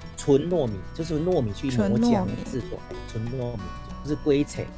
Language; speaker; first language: Chinese; non-native, local second language; Min Nan Chinese